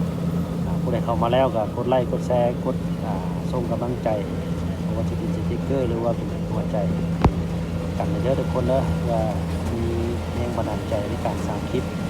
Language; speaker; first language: Thai; non-native, local second language; Northeastern Thai